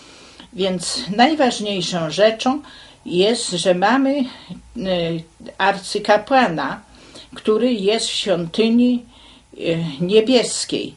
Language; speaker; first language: Polish; native; Polish